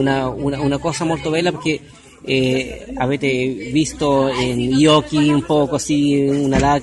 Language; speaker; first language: Italian; non-native, fluent; Spanish